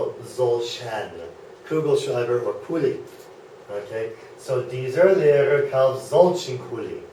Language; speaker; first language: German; non-native, fluent; English